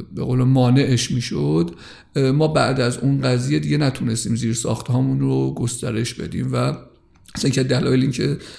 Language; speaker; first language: Persian; native; Persian